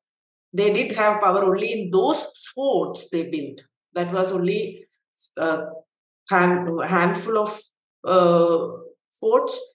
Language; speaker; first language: English; non-native, local second language; Malayalam